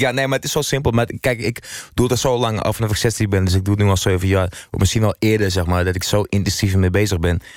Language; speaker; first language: Dutch; native; Dutch